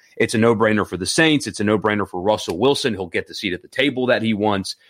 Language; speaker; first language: English; native; English